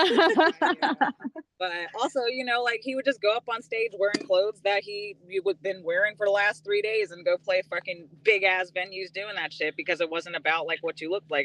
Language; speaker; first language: English; native; English